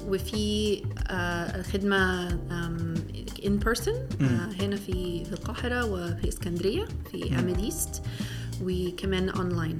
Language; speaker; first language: Arabic; non-native, fluent; English